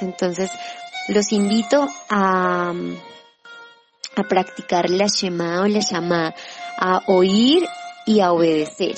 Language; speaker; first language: Spanish; native; Spanish